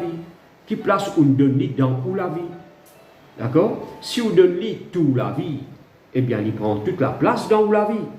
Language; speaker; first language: French; non-native, local second language; Morisyen